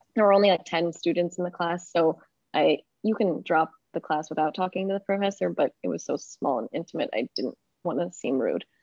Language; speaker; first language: English; native; English